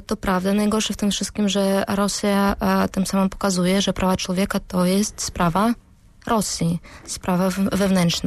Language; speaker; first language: Polish; non-native, fluent; Russian